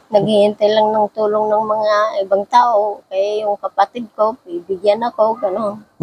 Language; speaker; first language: Filipino; native; Filipino